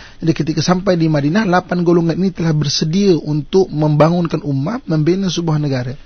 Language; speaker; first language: Malay; native; Malay